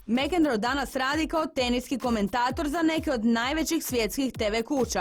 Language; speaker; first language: Croatian; native; Croatian